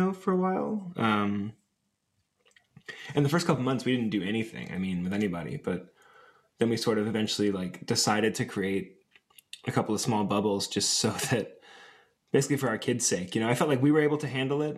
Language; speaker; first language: English; native; English